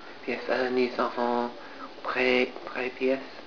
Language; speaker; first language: French; non-native, learner; English